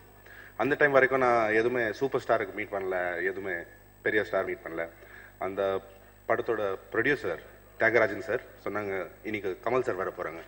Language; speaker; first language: Tamil; non-native, fluent; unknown